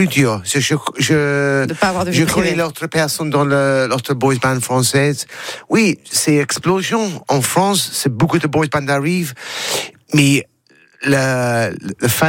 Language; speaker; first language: French; non-native, learner; English